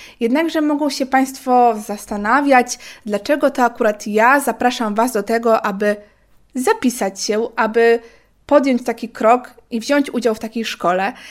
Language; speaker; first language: Polish; native; Polish